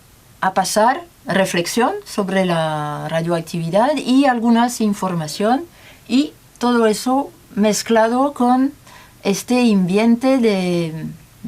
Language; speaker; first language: Spanish; non-native, learner; French